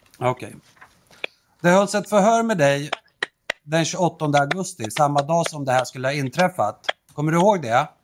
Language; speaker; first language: Swedish; native; Swedish